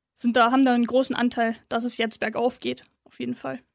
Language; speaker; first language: German; native; German